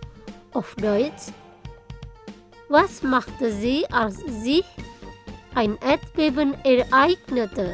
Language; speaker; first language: German; non-native, fluent; Indonesian